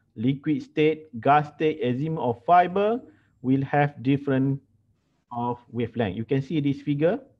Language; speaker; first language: English; non-native, local second language; Malay